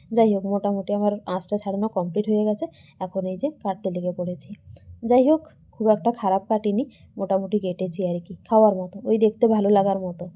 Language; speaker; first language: Bangla; non-native, local second language; Santali